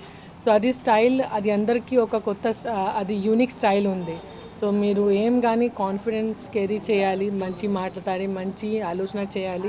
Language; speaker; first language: Telugu; non-native, learner; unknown